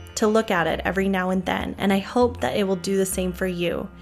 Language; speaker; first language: English; native; English